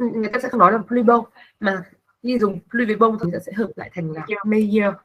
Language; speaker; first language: Vietnamese; native; Vietnamese